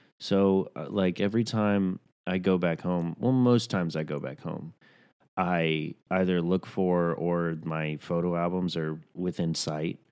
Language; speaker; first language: English; native; English